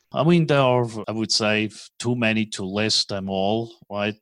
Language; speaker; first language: English; non-native, fluent; German